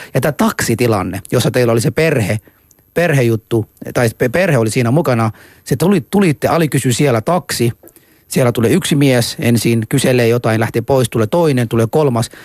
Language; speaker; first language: Finnish; non-native, fluent; Persian